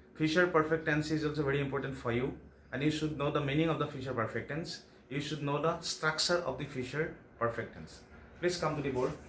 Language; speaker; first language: English; non-native, local second language; Assamese